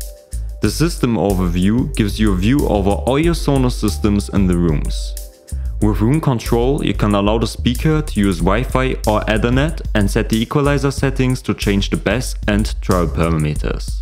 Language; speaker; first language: English; non-native, fluent; German